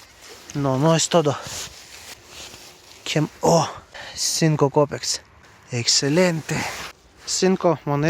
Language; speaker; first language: Spanish; non-native, learner; Russian